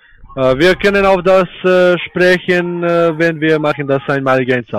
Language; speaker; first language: German; non-native, learner; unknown